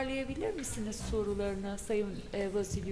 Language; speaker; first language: Turkish; native; Turkish